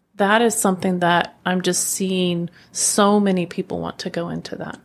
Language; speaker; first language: English; native; English